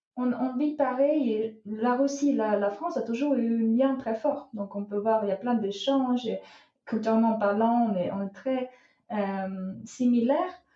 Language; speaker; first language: French; non-native, fluent; Russian